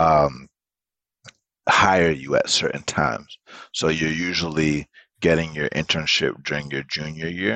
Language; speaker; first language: English; native; English